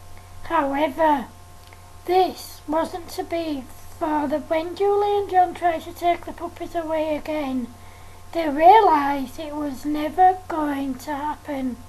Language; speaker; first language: English; native; English